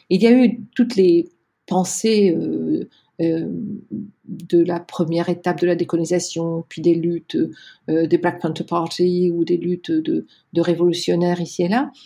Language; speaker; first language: French; native; French